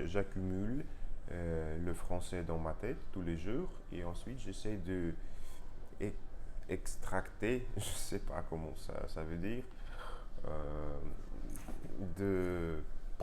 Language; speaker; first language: French; non-native, learner; Russian